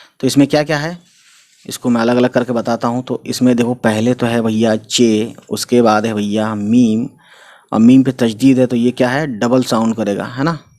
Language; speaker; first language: Hindi; native; Hindi